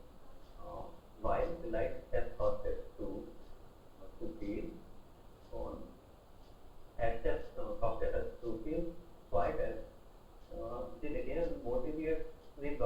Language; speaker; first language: German; non-native, learner; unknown